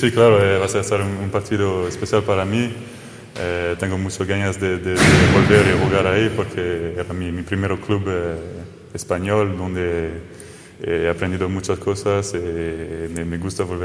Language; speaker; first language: Spanish; non-native, fluent; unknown